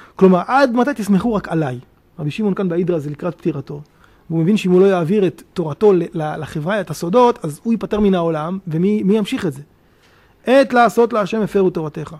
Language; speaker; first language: Hebrew; native; Hebrew